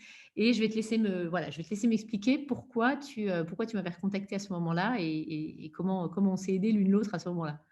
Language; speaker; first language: French; native; French